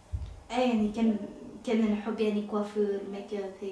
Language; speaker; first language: Arabic; non-native, learner; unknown